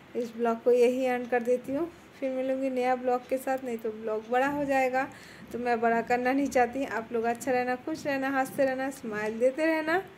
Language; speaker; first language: Hindi; non-native, local second language; Bangla